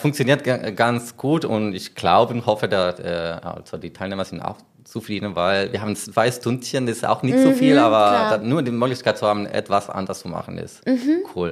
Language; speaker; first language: German; non-native, learner; Spanish